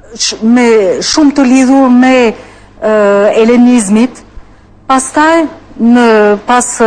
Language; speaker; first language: Albanian; non-native, fluent; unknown